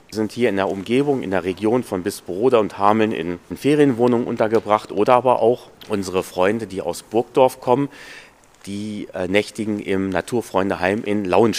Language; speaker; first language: German; native; German